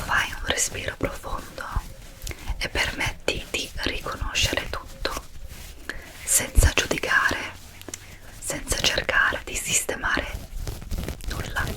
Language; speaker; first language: Italian; non-native, fluent; English